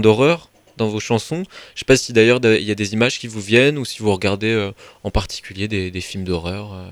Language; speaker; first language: French; native; French